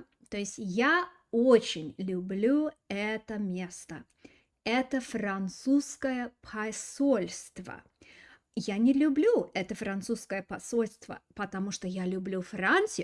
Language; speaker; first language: Russian; non-native, fluent; English